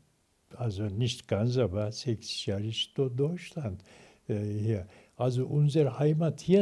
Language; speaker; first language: German; non-native, learner; Turkish